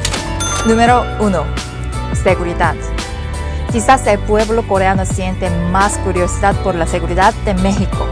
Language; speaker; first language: Spanish; non-native, fluent; Korean